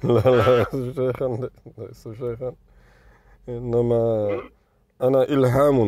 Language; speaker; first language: Arabic; non-native, fluent; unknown